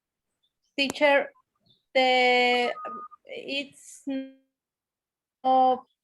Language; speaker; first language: English; non-native, learner; Spanish